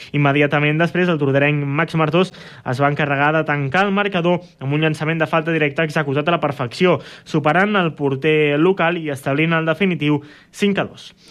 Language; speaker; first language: Catalan; native; Catalan